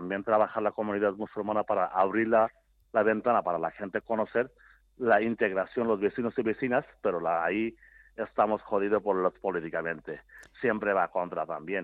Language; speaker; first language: Spanish; non-native, learner; Bangla